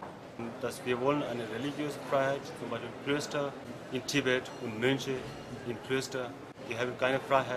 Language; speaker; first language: German; non-native, learner; Tibetan